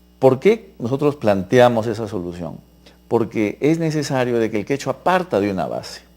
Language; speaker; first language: Spanish; native; Spanish